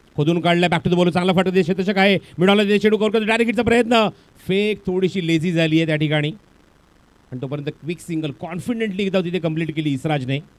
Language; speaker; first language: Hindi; non-native, local second language; Marathi